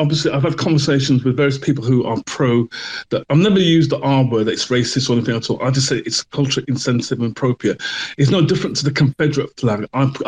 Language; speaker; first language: English; native; English